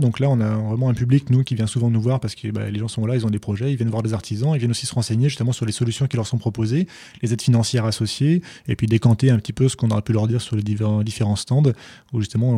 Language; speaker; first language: French; native; French